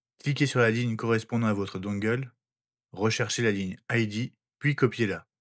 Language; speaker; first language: French; native; French